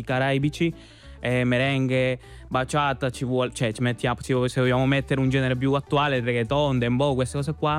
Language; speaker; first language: Italian; non-native, fluent; Spanish